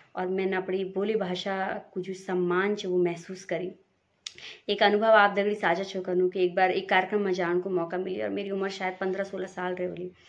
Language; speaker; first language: Hindi; non-native, local second language; Garhwali